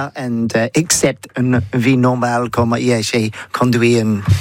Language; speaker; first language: French; non-native, learner; English